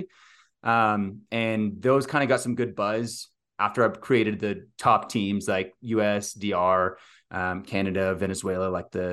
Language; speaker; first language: English; native; English